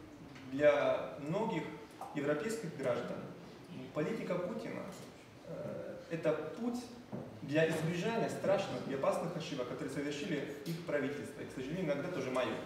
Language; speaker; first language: Russian; non-native, fluent; Italian